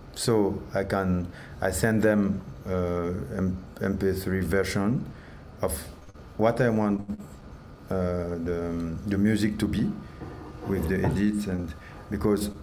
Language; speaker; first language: English; non-native, learner; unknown